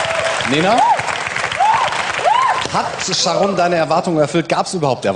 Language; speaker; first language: German; native; German